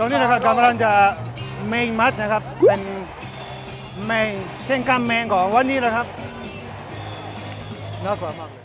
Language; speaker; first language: Thai; non-native, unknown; Japanese